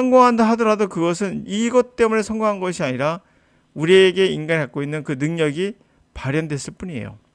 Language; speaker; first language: Korean; native; Korean